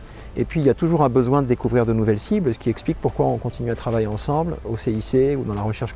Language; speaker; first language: French; native; French